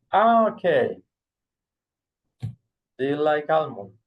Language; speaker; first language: English; non-native, fluent; Spanish